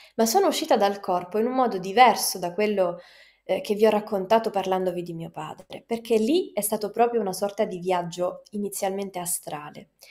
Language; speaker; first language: Italian; native; Italian